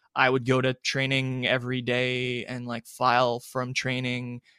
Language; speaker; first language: English; non-native, fluent; French